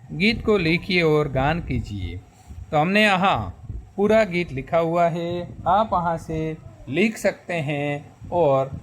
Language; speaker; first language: Hindi; non-native, local second language; Gujarati